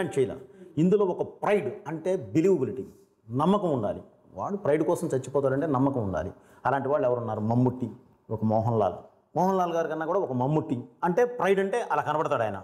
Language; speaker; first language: Telugu; native; Telugu